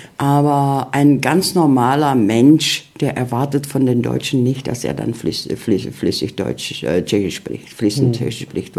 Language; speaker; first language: German; early bilingual, heritage; Czech